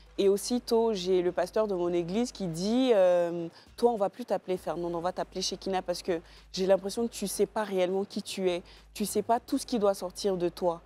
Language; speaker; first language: French; native; French